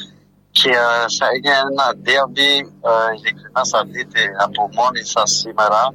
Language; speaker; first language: Greek; non-native, fluent; French